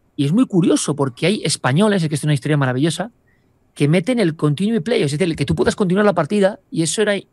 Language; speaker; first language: Spanish; native; Spanish